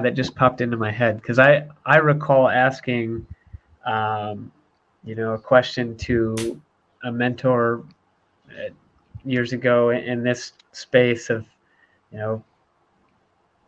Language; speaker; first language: English; native; English